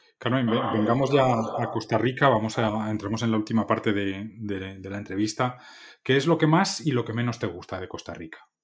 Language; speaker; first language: Spanish; native; Spanish